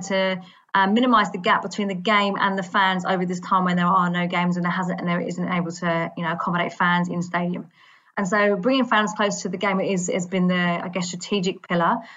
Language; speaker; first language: English; native; English